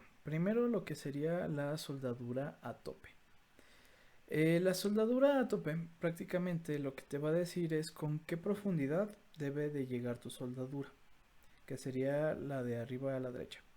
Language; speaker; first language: Spanish; native; Spanish